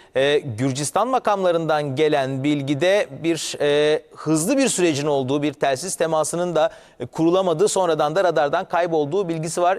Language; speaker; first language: Turkish; native; Turkish